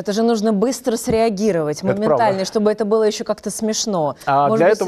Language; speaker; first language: Russian; native; Russian